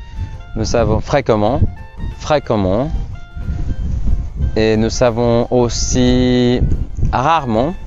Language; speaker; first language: French; non-native, fluent; Spanish